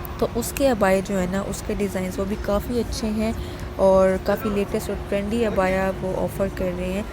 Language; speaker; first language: Urdu; native; Urdu